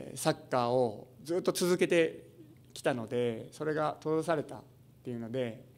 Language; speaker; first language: Japanese; native; Japanese